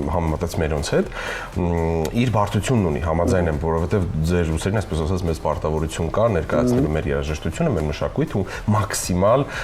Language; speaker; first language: Armenian; native; Armenian